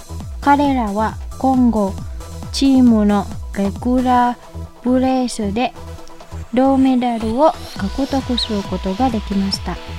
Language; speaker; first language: Japanese; non-native, fluent; Indonesian